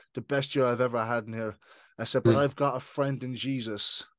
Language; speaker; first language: English; native; English